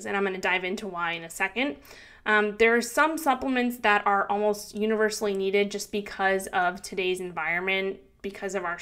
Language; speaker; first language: English; native; English